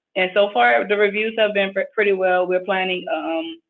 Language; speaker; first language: English; native; English